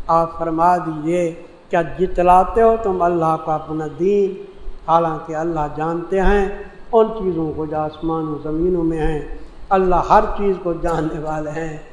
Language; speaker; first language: Urdu; non-native, local second language; Punjabi